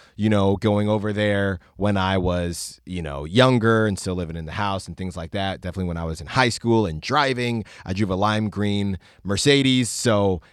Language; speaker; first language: English; early bilingual, other home language; Spanish